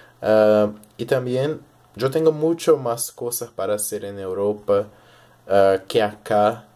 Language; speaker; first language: Spanish; early bilingual, heritage; Portuguese